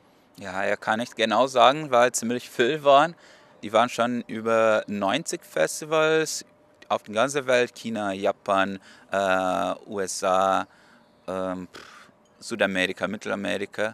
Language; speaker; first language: German; non-native, learner; Portuguese